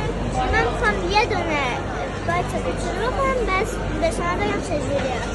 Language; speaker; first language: Persian; native; Persian